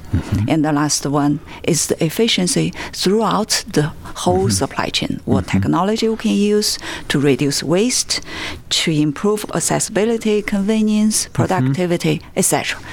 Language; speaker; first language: English; non-native, fluent; Chinese